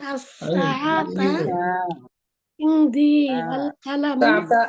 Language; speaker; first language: Arabic; non-native, learner; Bangla